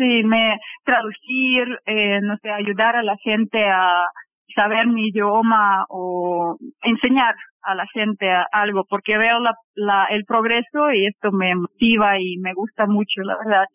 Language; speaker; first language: Spanish; non-native, fluent; Russian